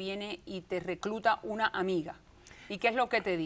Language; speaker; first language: Spanish; native; Spanish